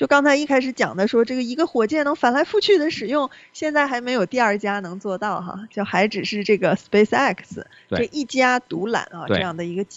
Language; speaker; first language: Chinese; native; Chinese